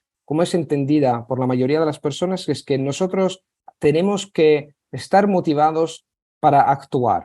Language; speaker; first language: Spanish; non-native, fluent; Italian